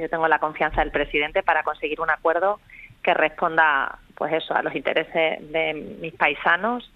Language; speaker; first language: Spanish; native; Spanish